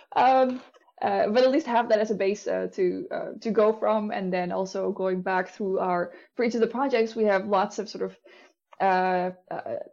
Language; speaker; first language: English; non-native, fluent; Dutch